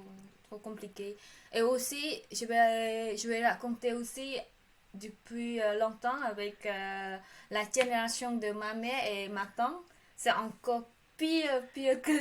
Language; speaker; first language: French; non-native, learner; Khmer